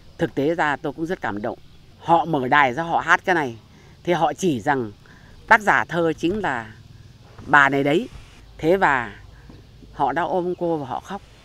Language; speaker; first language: Vietnamese; non-native, local second language; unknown